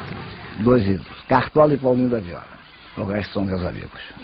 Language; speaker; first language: Portuguese; native; Portuguese